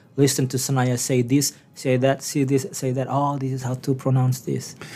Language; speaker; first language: English; non-native, fluent; Indonesian